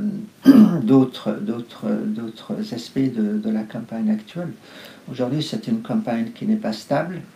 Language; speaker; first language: French; non-native, fluent; Arabic